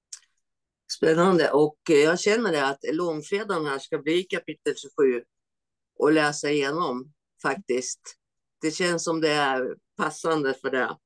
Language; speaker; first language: Swedish; native; Swedish